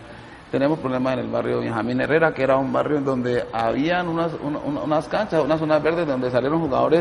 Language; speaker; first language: Spanish; native; Spanish